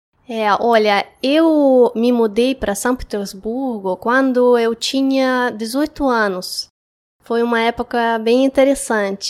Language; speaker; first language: Portuguese; non-native, fluent; Russian